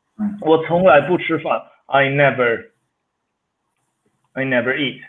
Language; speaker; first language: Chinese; non-native, fluent; Swedish